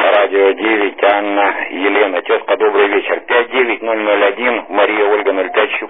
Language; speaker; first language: Russian; native; Russian